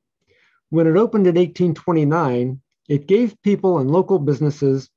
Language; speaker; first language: English; native; English